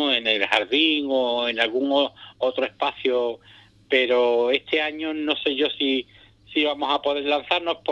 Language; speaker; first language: Spanish; native; Spanish